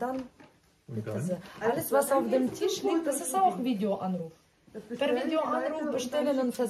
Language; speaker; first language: German; non-native, fluent; Russian